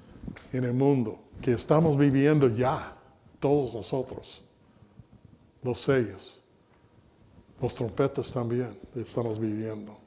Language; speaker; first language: Spanish; non-native, fluent; English